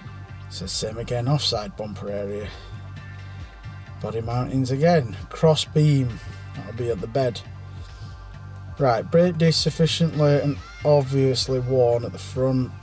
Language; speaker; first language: English; native; English